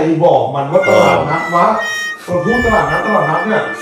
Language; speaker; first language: Thai; native; Thai